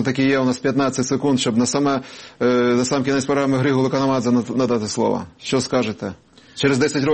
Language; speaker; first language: Ukrainian; native; Ukrainian